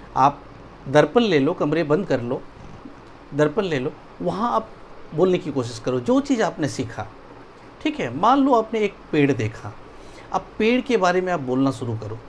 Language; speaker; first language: Hindi; native; Hindi